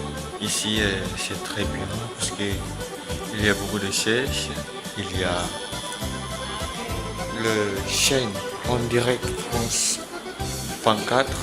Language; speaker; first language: French; non-native, learner; Indonesian